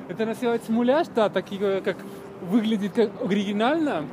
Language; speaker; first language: Russian; non-native, fluent; Spanish